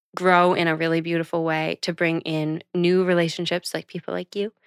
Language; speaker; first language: English; native; English